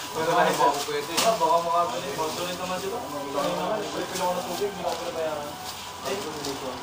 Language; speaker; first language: Filipino; native; Filipino